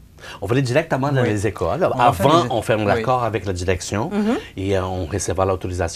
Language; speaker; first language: French; non-native, fluent; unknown